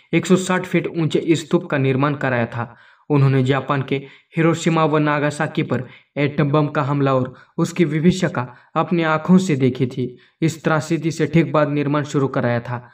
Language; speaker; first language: Hindi; non-native, local second language; Marathi